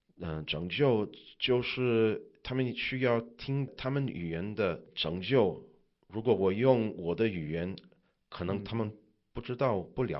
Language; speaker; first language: Chinese; non-native, learner; English